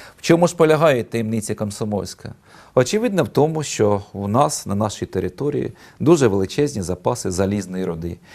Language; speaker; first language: Ukrainian; native; Ukrainian